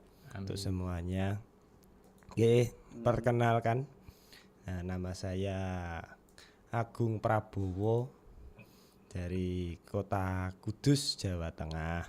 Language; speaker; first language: Indonesian; non-native, local second language; Javanese